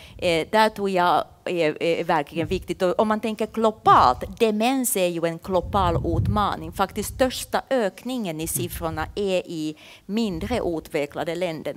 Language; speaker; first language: Swedish; non-native, fluent; Finnish